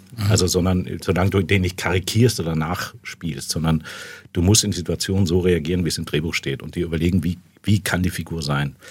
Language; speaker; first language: German; native; German